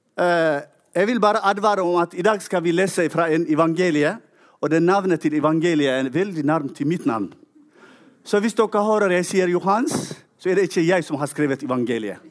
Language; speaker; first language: Norwegian; non-native, fluent; Tigrinya